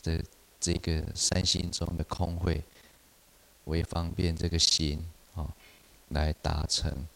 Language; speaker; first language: Chinese; native; Chinese